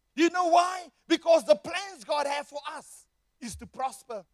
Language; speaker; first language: English; non-native, local second language; Afrikaans